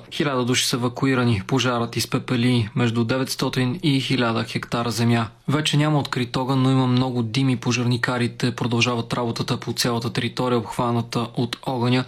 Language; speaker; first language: Bulgarian; native; Bulgarian